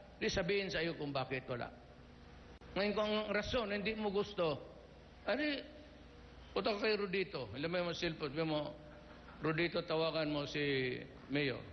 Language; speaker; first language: Filipino; non-native, local second language; Cebuano